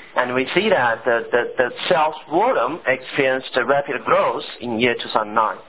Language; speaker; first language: English; non-native, fluent; Chinese